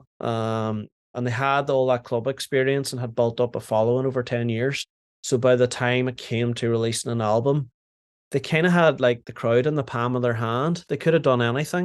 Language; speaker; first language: English; native; English